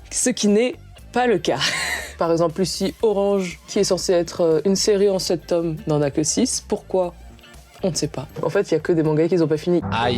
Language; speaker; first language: French; native; French